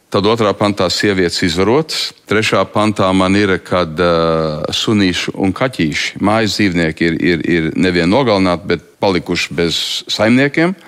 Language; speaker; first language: Latvian; early bilingual, heritage; Latvian